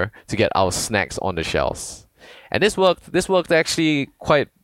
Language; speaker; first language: English; native; English